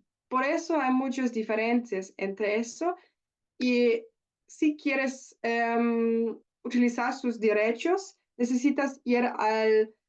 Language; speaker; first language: Spanish; non-native, learner; German